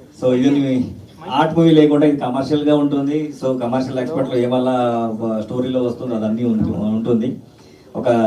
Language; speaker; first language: Telugu; non-native, learner; Kannada